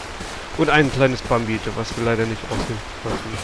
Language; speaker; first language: German; native; German